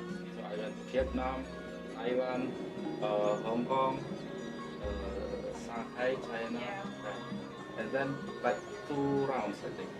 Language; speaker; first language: English; non-native, learner; Indonesian